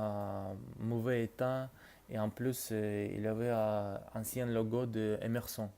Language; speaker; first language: French; non-native, learner; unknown